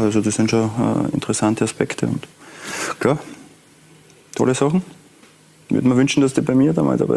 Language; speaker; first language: German; native; German